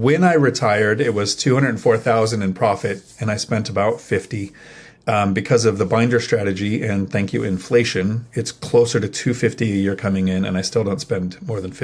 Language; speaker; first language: English; native; English